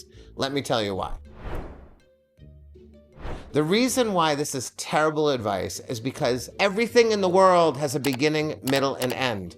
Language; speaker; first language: English; native; English